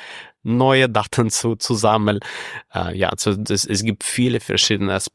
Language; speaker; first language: German; non-native, fluent; Russian